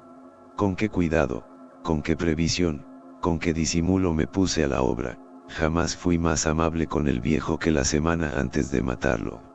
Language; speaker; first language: Spanish; native; Spanish